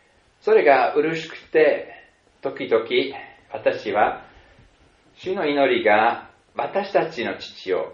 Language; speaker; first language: Japanese; non-native, fluent; German